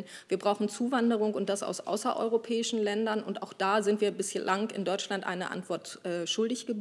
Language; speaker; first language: German; native; German